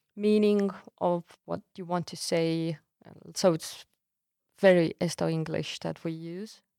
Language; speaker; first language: English; non-native, fluent; Estonian